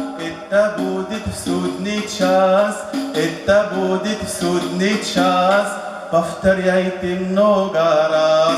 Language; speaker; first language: Russian; non-native, fluent; Arabic